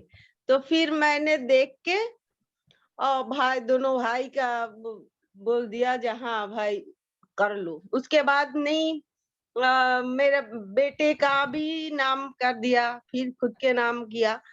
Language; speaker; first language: Hindi; non-native, local second language; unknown